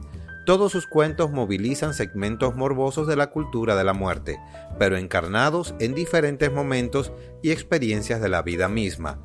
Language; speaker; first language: Spanish; native; Spanish